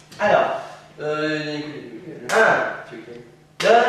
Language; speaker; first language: French; native; French